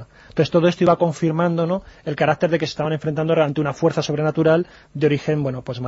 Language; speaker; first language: Spanish; native; Spanish